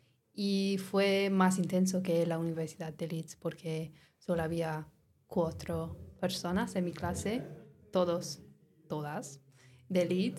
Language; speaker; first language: Spanish; non-native, learner; English